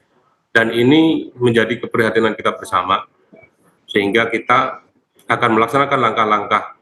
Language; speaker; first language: Indonesian; native; Indonesian